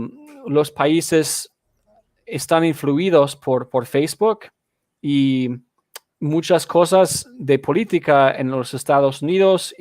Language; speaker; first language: Spanish; non-native, fluent; English